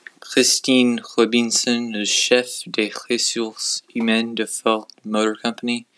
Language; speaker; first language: French; non-native, learner; English